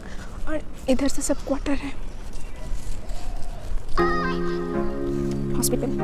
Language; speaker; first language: Hindi; non-native, local second language; Bangla